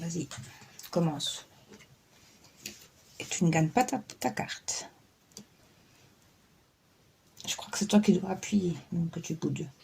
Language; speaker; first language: French; native; French